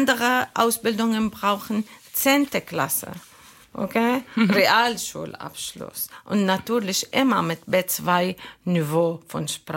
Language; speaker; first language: German; non-native, fluent; Arabic